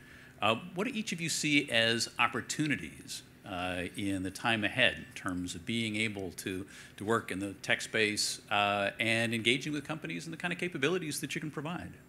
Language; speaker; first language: English; native; English